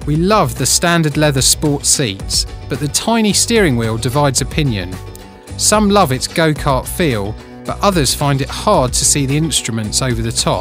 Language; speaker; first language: English; native; English